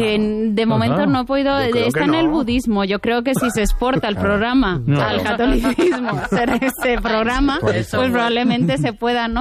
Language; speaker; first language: Spanish; native; Spanish